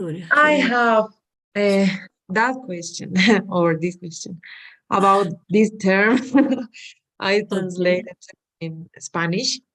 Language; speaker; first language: English; non-native, learner; Spanish